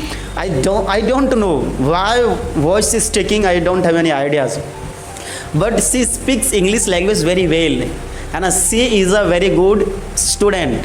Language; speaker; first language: English; non-native, local second language; Hindi